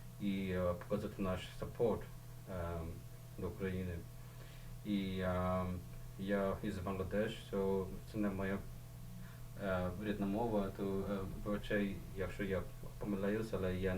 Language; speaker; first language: Ukrainian; non-native, learner; Bangla